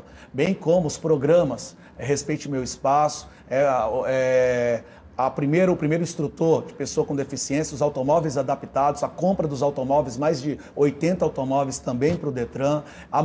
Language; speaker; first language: Portuguese; native; Portuguese